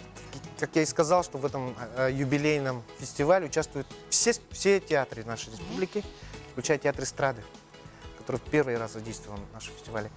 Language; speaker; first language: Russian; non-native, local second language; Yakut